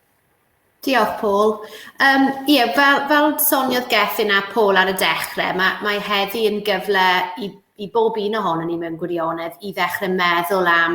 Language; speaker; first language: Welsh; native; Welsh